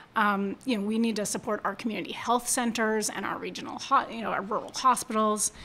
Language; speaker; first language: English; native; English